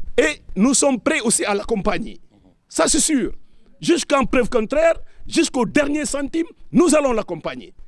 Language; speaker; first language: French; non-native, local second language; Serer